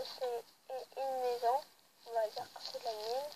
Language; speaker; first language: French; early bilingual, other home language; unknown